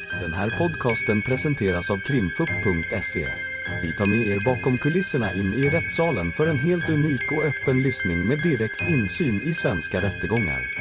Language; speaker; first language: Swedish; native; Swedish